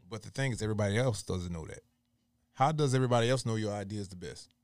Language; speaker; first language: English; native; English